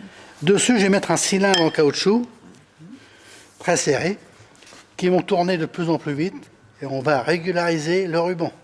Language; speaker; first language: French; native; French